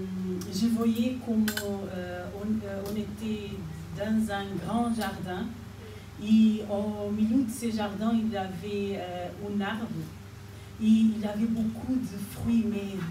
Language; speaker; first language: French; non-native, fluent; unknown